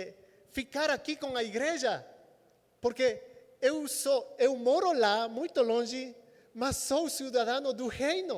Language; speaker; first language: Portuguese; non-native, fluent; Spanish